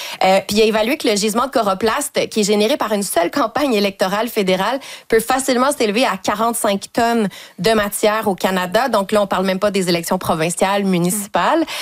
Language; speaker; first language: French; native; French